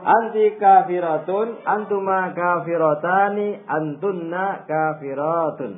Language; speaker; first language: Arabic; non-native, learner; Indonesian